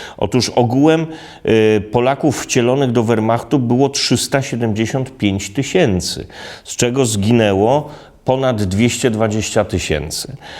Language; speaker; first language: Polish; native; Polish